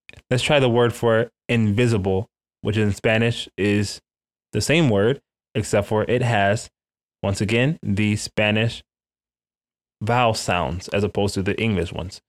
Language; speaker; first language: English; native; English